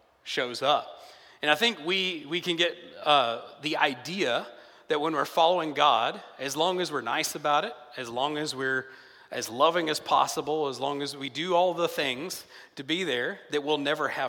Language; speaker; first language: English; native; English